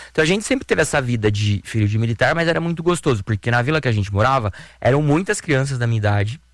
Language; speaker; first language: Portuguese; native; Portuguese